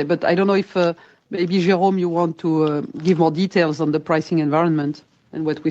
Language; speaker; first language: English; non-native, fluent; French